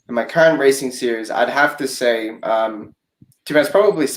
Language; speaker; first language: English; native; English